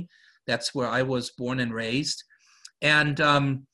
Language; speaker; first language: English; non-native, fluent; German